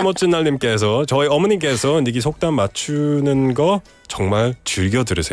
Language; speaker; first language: Korean; native; Korean